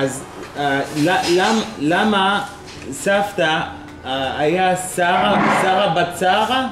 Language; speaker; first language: Hebrew; early bilingual, heritage; Hebrew